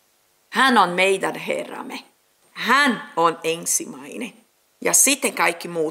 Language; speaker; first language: Finnish; non-native, learner; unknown